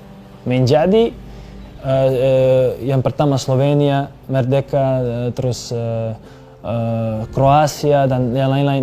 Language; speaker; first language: Indonesian; non-native, fluent; Serbian